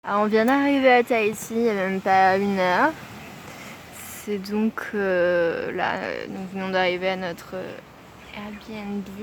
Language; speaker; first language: French; native; French